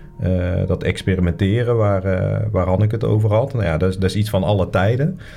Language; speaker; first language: Dutch; native; Dutch